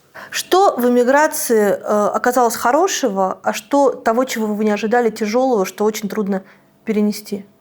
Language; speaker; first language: Russian; native; Russian